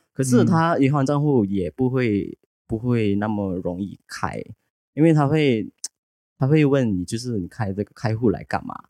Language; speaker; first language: Chinese; native; Chinese